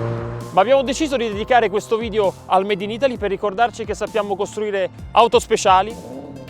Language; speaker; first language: Italian; native; Italian